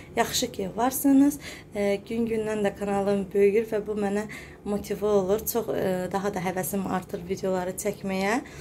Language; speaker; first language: Azerbaijani; early bilingual, heritage; Azerbaijani